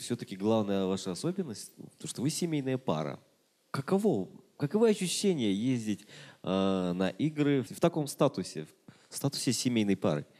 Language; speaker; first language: Russian; non-native, local second language; Kazakh